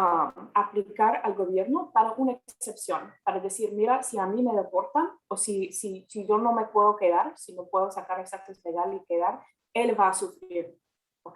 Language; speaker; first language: Spanish; non-native, fluent; English